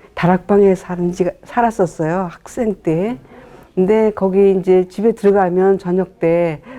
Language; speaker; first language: Korean; native; Korean